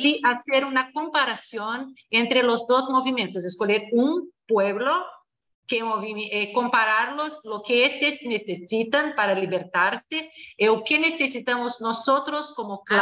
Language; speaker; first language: Spanish; non-native, fluent; Portuguese